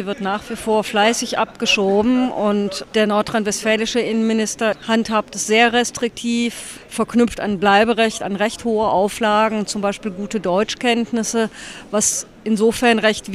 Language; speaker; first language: German; native; German